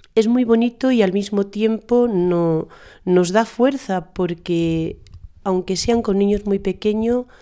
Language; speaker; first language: Spanish; native; Spanish